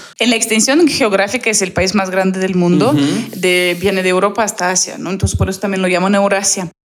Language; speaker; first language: Spanish; non-native, fluent; Russian